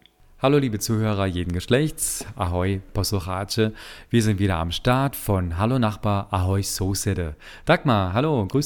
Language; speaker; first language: German; native; German